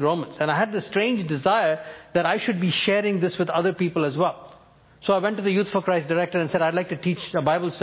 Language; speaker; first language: English; non-native, local second language; Tamil